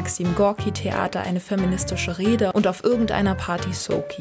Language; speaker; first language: German; native; German